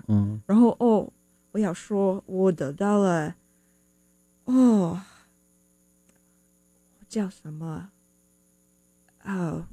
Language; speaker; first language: Chinese; non-native, fluent; English